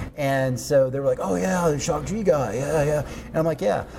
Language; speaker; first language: English; native; English